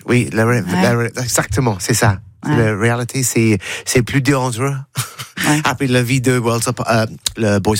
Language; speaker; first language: French; non-native, learner; English